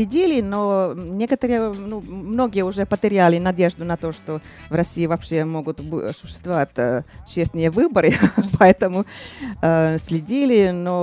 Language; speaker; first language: Russian; non-native, fluent; Finnish